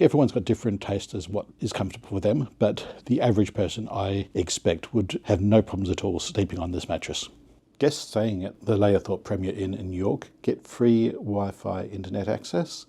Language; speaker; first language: English; native; English